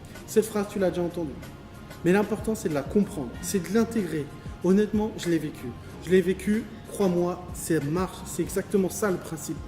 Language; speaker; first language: French; native; French